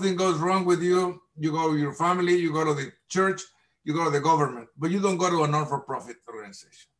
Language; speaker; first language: English; non-native, fluent; Spanish